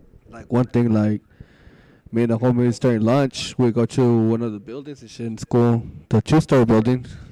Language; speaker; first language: English; early bilingual, other home language; Spanish